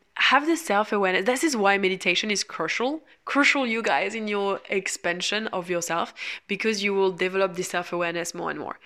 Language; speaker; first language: English; non-native, fluent; French